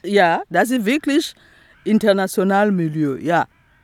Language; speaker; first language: German; non-native, fluent; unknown